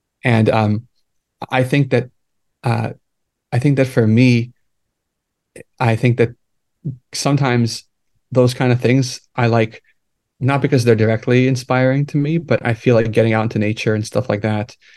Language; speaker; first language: English; native; English